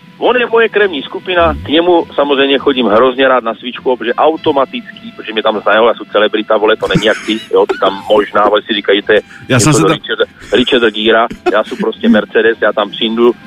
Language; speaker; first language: Czech; native; Czech